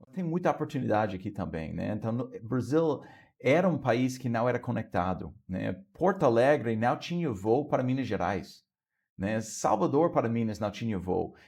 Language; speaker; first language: Portuguese; non-native, fluent; English